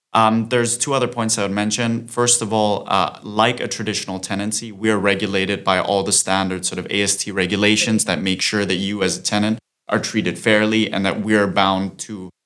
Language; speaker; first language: English; non-native, fluent; German